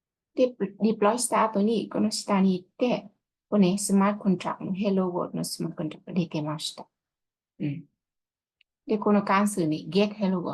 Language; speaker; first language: Japanese; non-native, fluent; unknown